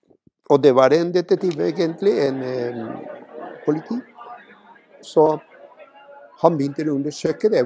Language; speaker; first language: Norwegian; non-native, fluent; Spanish